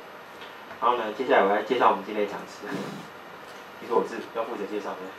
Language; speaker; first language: Chinese; native; Chinese